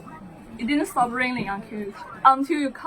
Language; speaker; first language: English; non-native, learner; Chinese